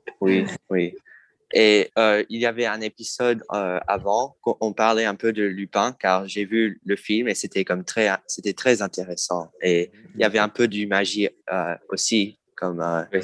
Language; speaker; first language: French; non-native, fluent; English